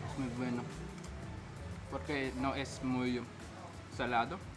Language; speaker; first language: Spanish; non-native, learner; Filipino